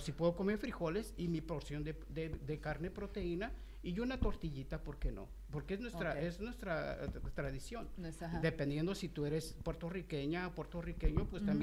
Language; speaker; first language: Spanish; native; Spanish